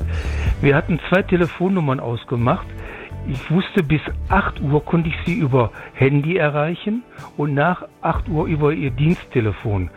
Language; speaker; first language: German; native; German